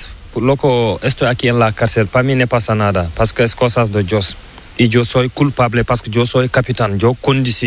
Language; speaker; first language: Spanish; non-native, learner; Fula